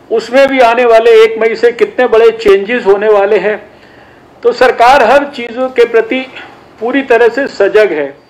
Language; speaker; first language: Hindi; native; Hindi